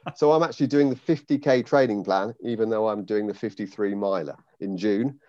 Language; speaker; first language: English; native; English